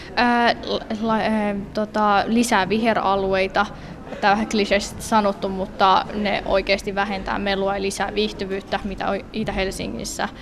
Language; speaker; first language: Finnish; early bilingual, other home language; Somali